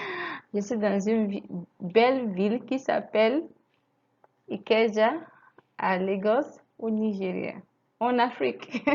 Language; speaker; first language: French; non-native, fluent; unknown